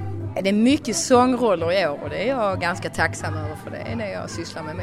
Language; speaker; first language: Swedish; native; Swedish